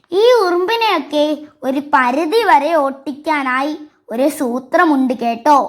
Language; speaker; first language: Malayalam; native; Malayalam